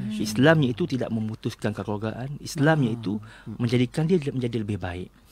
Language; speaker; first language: Malay; non-native, local second language; Iban